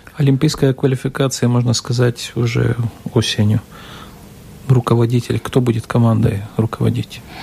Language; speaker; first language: Russian; non-native, local second language; Latvian